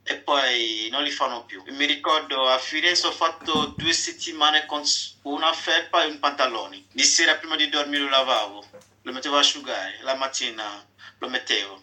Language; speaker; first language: Italian; non-native, fluent; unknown